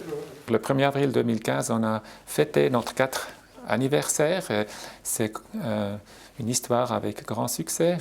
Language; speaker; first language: French; non-native, local second language; German